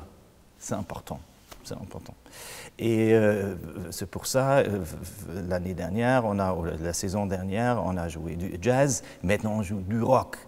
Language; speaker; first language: French; non-native, fluent; German